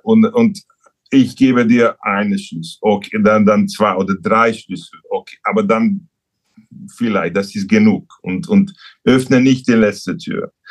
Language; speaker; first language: German; non-native, learner; Hungarian